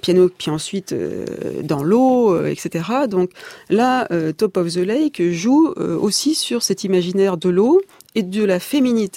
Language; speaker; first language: French; native; French